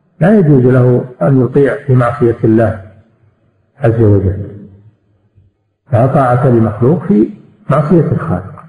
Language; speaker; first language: Arabic; native; Arabic